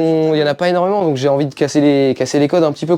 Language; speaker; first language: French; native; French